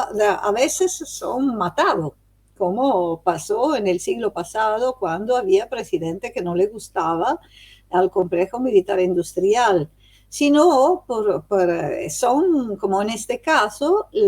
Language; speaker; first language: Spanish; non-native, fluent; Italian